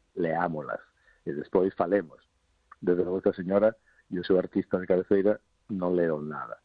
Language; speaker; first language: Galician; non-native, local second language; Spanish